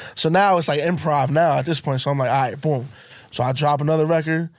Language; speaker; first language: English; native; English